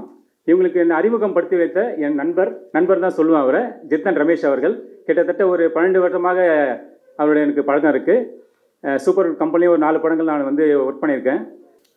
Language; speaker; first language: Tamil; native; Tamil